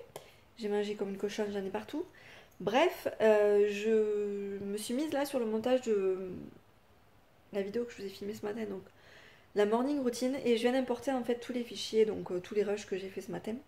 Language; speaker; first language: French; native; French